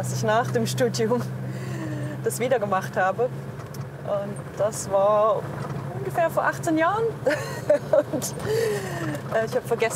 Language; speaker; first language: German; native; German